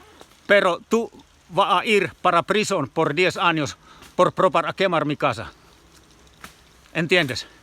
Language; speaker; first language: Spanish; non-native, learner; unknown